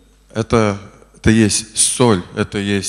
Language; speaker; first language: Russian; non-native, local second language; Latvian